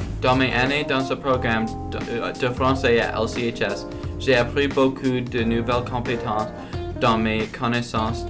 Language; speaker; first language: French; non-native, local second language; English